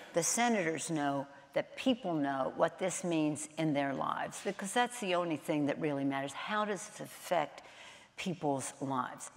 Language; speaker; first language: English; native; English